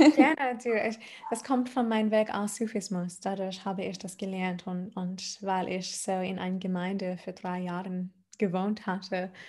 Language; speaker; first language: German; non-native, fluent; English